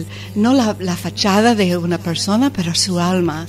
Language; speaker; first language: Spanish; non-native, fluent; English